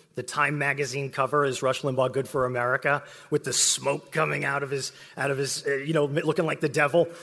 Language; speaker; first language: English; native; English